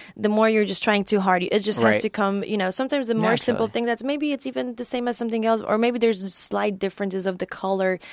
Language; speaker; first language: English; early bilingual, other home language; Polish